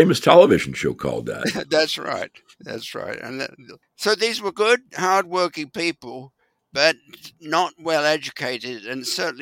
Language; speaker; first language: English; native; English